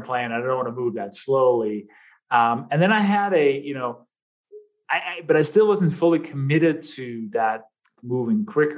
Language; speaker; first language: English; non-native, fluent; Danish